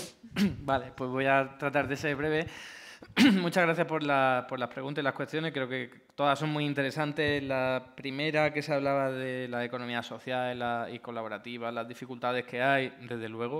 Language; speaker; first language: Spanish; native; Spanish